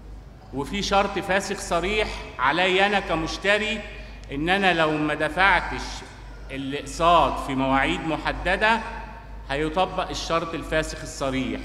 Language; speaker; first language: Arabic; native; Arabic